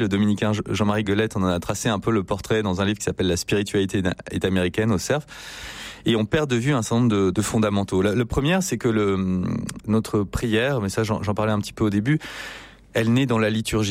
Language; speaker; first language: French; native; French